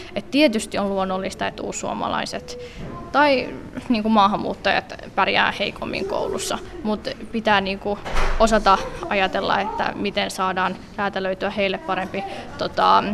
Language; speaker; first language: Finnish; early bilingual, other home language; Somali